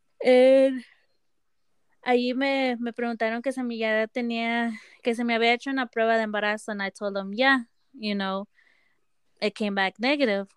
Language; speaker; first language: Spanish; early bilingual, heritage; Spanish